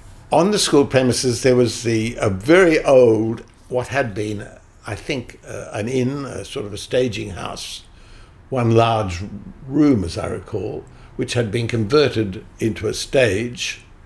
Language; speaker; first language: English; native; English